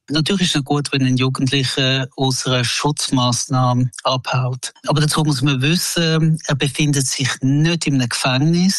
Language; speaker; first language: German; native; German